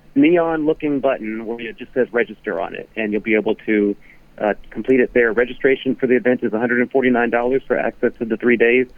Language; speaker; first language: English; native; English